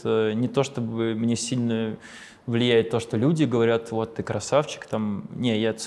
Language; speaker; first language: Russian; native; Russian